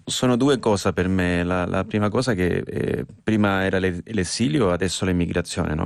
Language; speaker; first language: Italian; non-native, fluent; Spanish